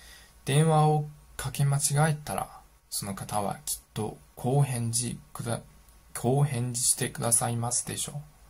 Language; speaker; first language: Japanese; non-native, fluent; Chinese